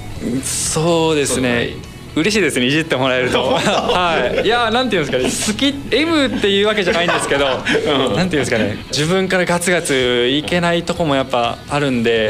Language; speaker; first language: Japanese; native; Japanese